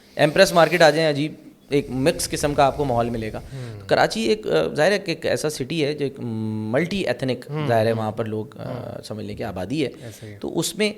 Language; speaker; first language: Urdu; native; Urdu